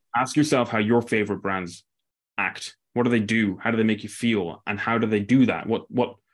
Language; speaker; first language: English; native; English